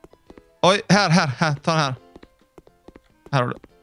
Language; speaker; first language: Swedish; native; Swedish